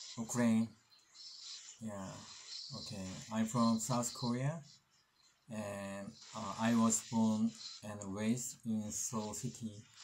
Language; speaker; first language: English; non-native, learner; Korean